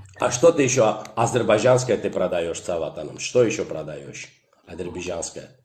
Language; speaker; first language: Russian; non-native, local second language; Azerbaijani